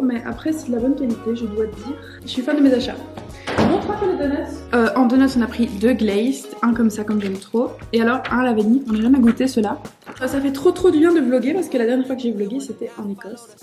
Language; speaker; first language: French; native; French